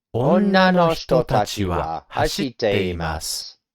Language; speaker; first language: Japanese; non-native, learner; English